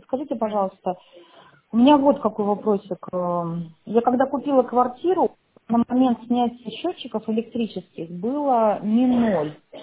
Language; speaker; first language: Russian; native; Russian